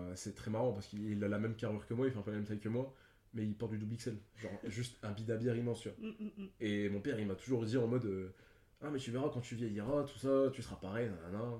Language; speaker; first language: French; native; French